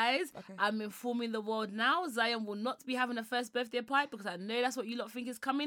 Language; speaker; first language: English; non-native, local second language; Yoruba